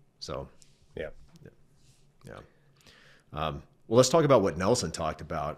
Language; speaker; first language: English; native; English